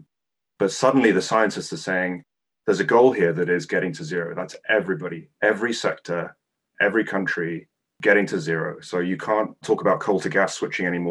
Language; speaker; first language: English; non-native, local second language; Cantonese